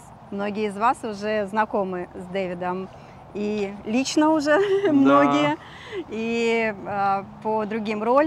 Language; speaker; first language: Russian; native; Russian